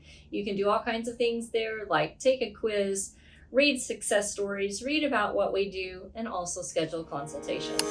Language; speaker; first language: English; native; English